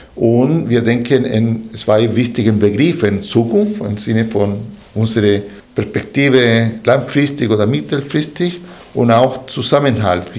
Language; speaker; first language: German; non-native, fluent; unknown